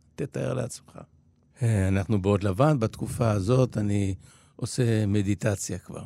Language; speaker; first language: Hebrew; early bilingual, other home language; Polish